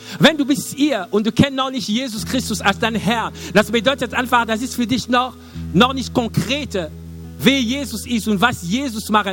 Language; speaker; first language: German; non-native, learner; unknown